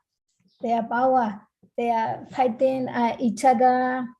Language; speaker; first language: English; non-native, learner; Burmese